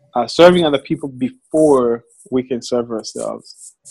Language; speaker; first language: English; non-native, local second language; Kinyarwanda